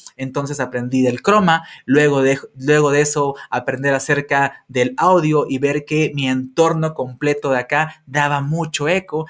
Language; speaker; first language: Spanish; native; Spanish